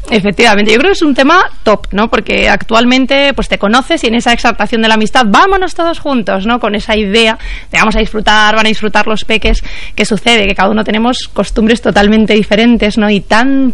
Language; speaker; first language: Spanish; native; Spanish